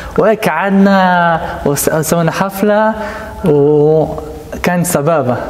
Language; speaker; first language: Arabic; non-native, local second language; Hebrew